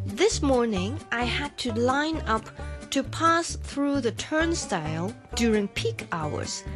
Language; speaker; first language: English; non-native, local second language; Cantonese